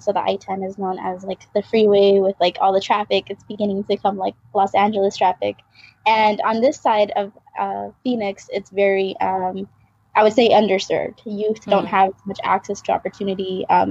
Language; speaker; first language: English; native; English